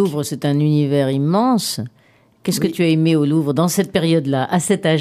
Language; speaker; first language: French; native; French